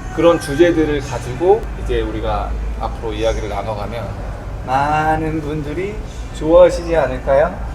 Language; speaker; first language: Korean; native; Korean